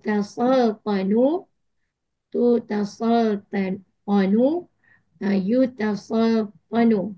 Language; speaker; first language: Arabic; non-native, learner; Malay